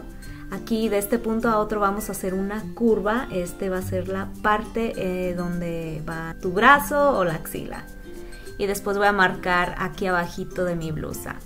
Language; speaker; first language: Spanish; native; Spanish